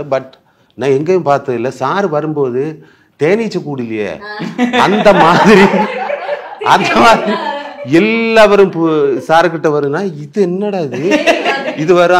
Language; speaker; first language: Tamil; non-native, learner; Malayalam